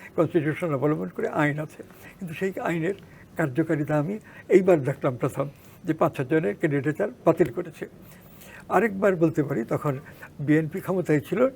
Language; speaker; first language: Bangla; native; Bangla